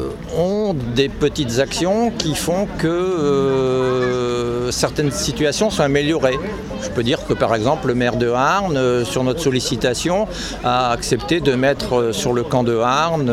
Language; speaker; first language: French; native; French